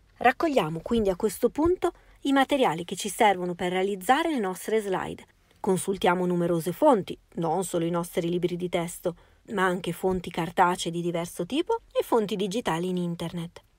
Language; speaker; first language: Italian; native; Italian